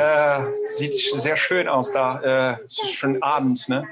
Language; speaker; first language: German; non-native, fluent; Portuguese